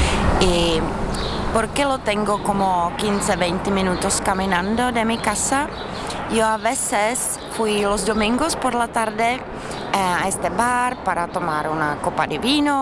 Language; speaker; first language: Spanish; non-native, learner; Czech